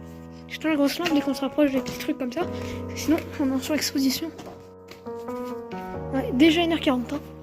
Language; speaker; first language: French; native; French